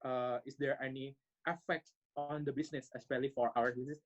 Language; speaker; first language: English; non-native, learner; Indonesian